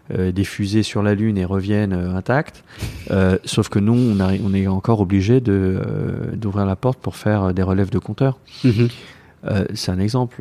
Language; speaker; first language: French; native; French